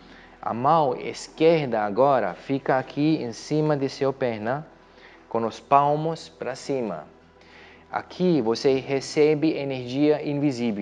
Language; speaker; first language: Portuguese; non-native, learner; German